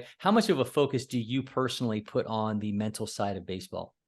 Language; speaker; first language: English; native; English